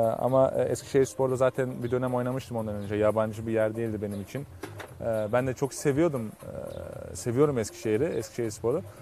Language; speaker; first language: Turkish; early bilingual, heritage; Turkish